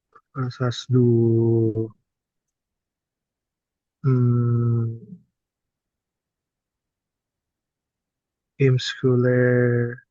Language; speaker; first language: German; non-native, learner; Indonesian